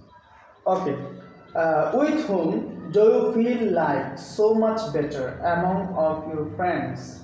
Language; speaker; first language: English; non-native, fluent; Bangla